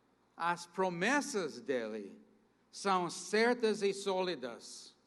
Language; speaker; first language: Portuguese; non-native, fluent; English